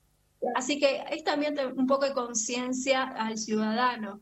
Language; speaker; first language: Spanish; native; Spanish